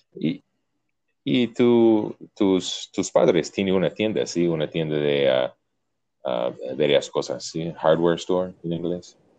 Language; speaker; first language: Spanish; non-native, learner; English